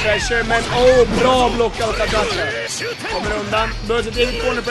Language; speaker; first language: Swedish; native; Swedish